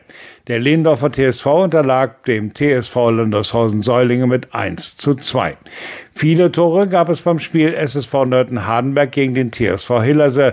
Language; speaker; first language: German; native; German